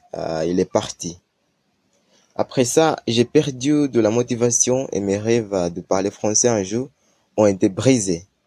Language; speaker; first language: French; non-native, learner; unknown